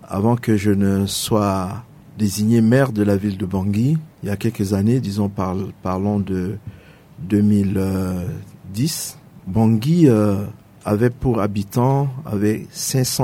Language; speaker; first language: French; non-native, local second language; Sango